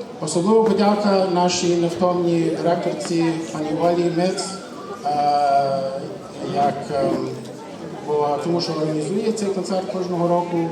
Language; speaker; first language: Ukrainian; early bilingual, heritage; Ukrainian